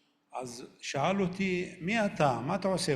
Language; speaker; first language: Hebrew; non-native, local second language; Arabic